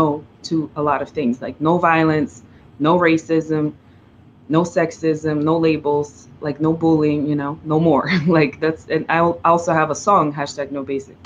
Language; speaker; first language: English; non-native, fluent; Russian